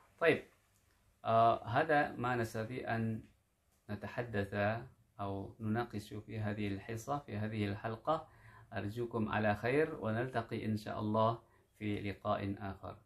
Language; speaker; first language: Arabic; non-native, fluent; Indonesian